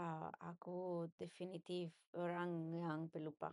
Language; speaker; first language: Indonesian; non-native, learner; English